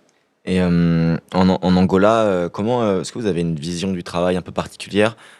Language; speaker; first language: French; native; French